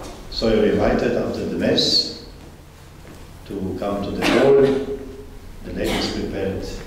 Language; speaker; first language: English; non-native, fluent; Slovenian